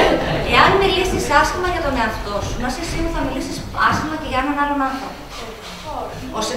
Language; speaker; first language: Greek; native; Greek